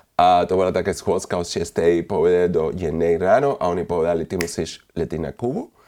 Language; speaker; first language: Slovak; non-native, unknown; Spanish